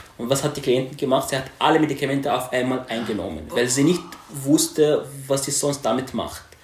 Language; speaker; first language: German; non-native, fluent; Arabic